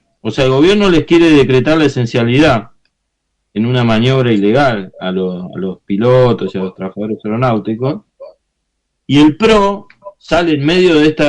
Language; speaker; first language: Spanish; native; Spanish